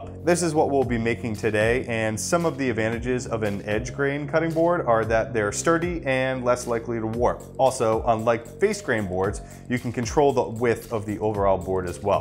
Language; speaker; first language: English; native; English